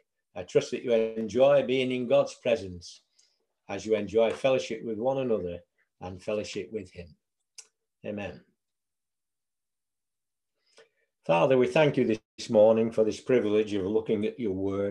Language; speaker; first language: English; native; English